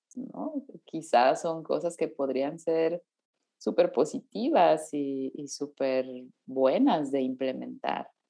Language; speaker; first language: Spanish; native; Spanish